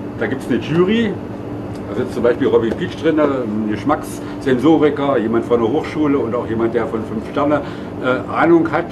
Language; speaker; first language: German; native; German